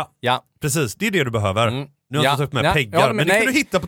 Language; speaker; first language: Swedish; native; Swedish